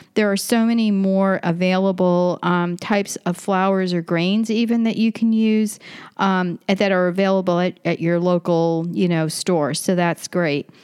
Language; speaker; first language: English; native; English